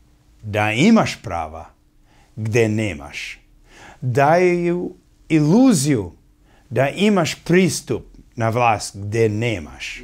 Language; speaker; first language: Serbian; early bilingual, heritage; English